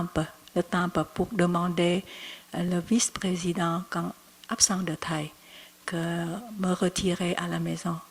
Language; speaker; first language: French; non-native, learner; Vietnamese